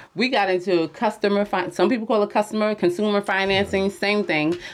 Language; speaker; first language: English; native; English